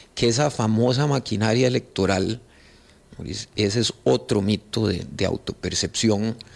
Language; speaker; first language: Spanish; native; Spanish